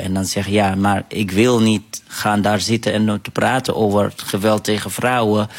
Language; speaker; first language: Dutch; non-native, fluent; Arabic